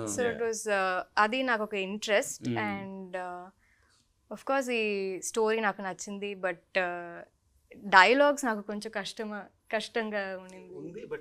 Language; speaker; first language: Telugu; non-native, local second language; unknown